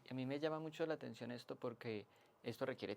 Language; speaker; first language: Spanish; native; Spanish